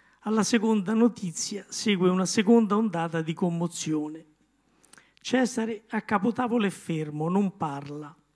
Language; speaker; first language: Italian; native; Italian